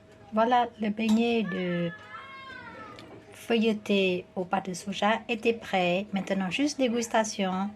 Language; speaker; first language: French; non-native, learner; Vietnamese